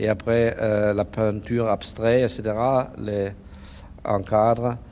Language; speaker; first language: French; non-native, learner; German